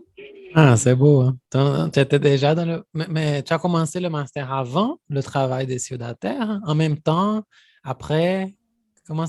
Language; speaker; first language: French; non-native, fluent; Portuguese